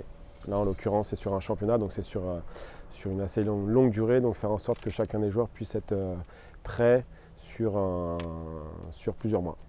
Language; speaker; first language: French; native; French